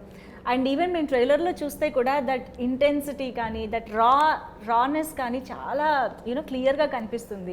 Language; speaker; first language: Telugu; native; Telugu